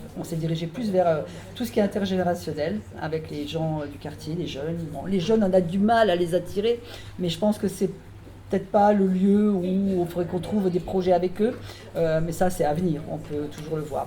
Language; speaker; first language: French; native; French